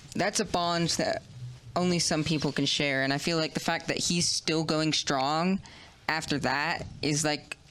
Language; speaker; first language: English; native; English